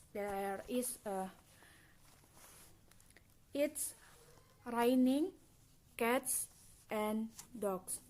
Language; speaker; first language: English; non-native, learner; Indonesian